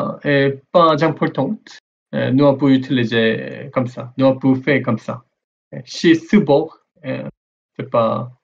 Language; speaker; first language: French; non-native, learner; Korean